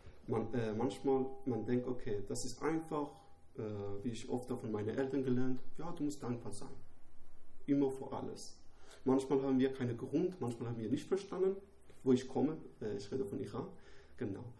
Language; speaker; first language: German; non-native, learner; Persian